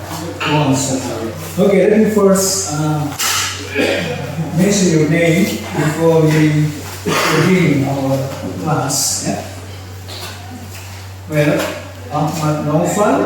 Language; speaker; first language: English; non-native, fluent; Indonesian